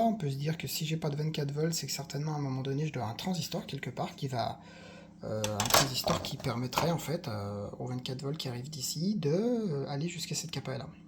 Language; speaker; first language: French; native; French